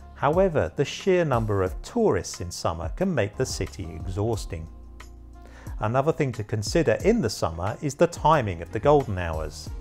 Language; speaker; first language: English; native; English